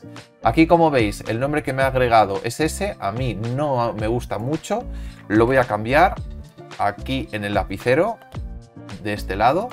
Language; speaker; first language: Spanish; native; Spanish